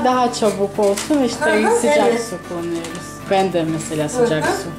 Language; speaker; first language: Turkish; non-native, fluent; Russian